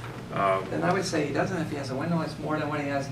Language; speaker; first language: English; native; English